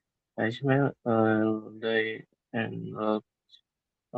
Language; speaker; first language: English; non-native, learner; Indonesian